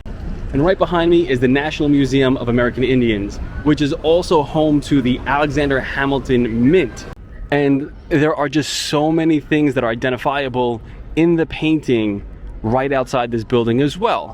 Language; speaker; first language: English; native; English